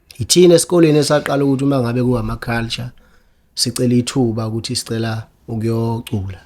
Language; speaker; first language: Zulu; native; Zulu